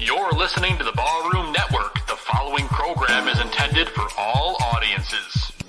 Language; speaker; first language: English; native; English